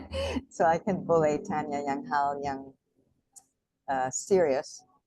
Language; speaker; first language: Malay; non-native, fluent; English